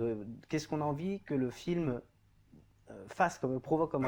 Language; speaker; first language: French; native; French